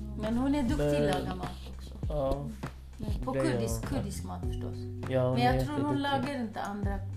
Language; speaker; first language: Swedish; early bilingual, other home language; Kurdish